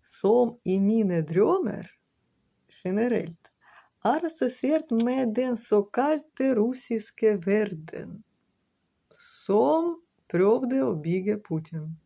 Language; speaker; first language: Norwegian; non-native, learner; Ukrainian